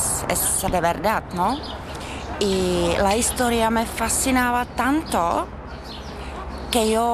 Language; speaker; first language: Spanish; non-native, learner; Czech